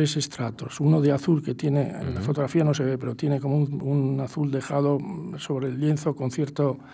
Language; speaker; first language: Spanish; native; Spanish